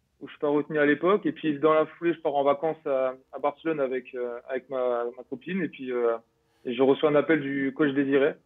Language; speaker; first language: French; native; French